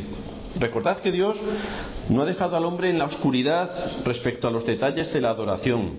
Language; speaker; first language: Spanish; native; Spanish